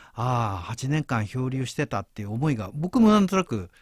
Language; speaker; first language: Japanese; native; Japanese